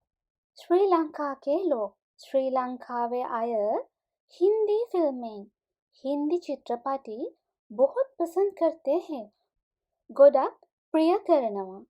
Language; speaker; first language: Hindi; non-native, fluent; Sinhala